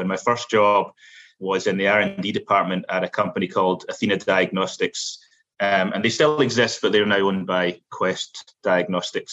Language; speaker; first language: English; native; English